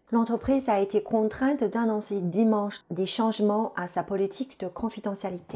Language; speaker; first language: French; non-native, fluent; Chinese